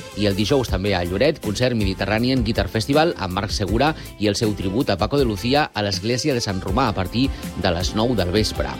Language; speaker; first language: Catalan; native; Catalan